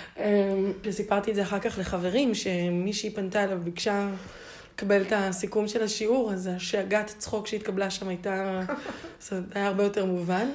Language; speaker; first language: Hebrew; native; Hebrew